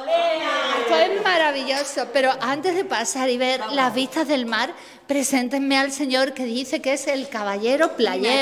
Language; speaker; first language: Spanish; native; Spanish